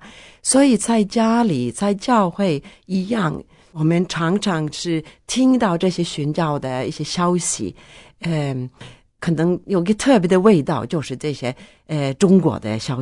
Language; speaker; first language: Chinese; non-native, fluent; Norwegian